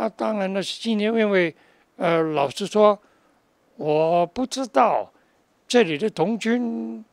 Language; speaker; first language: Chinese; non-native, local second language; Cantonese